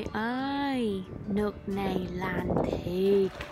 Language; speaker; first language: Vietnamese; non-native, learner; English